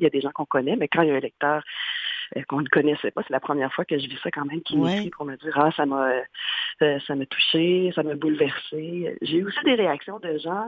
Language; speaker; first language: French; native; French